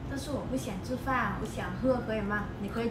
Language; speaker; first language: Chinese; non-native, learner; Vietnamese